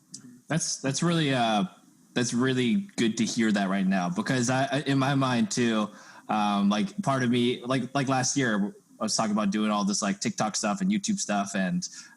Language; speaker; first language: English; native; English